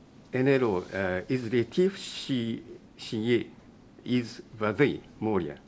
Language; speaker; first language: Russian; non-native, learner; Japanese